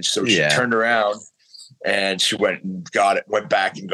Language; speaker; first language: English; native; English